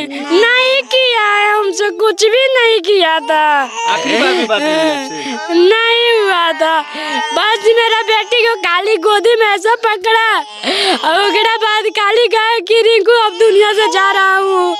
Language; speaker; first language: Hindi; non-native, local second language; Bhojpuri